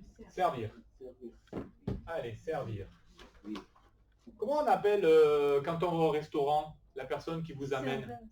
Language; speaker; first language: French; native; French